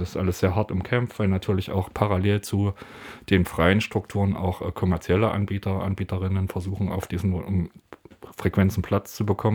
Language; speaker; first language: German; native; German